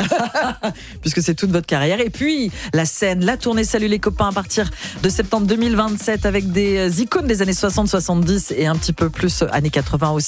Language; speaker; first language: French; native; French